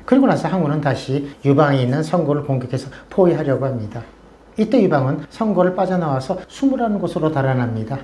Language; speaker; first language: Korean; native; Korean